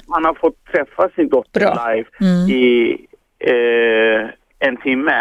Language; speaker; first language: Swedish; early bilingual, other home language; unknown